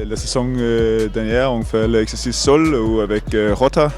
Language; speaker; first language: French; non-native, fluent; Danish